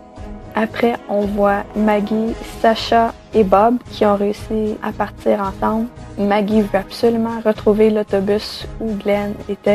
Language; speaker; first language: French; native; French